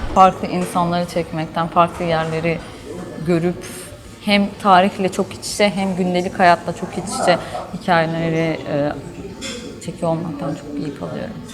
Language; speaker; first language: Turkish; early bilingual, heritage; Turkish